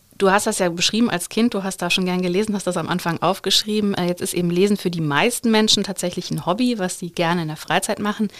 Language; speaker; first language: German; native; German